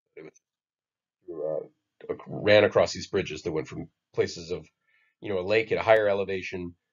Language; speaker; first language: English; native; English